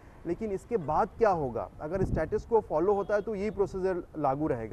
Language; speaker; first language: Urdu; non-native, local second language; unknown